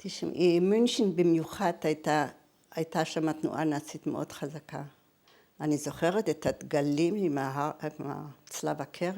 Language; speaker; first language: Hebrew; early bilingual, other home language; German